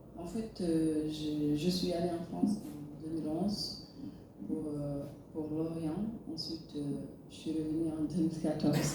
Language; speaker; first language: French; non-native, local second language; Fula